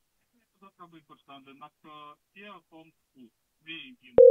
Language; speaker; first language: German; non-native, learner; Russian